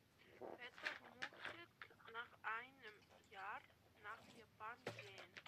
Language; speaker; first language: German; non-native, learner; Macedonian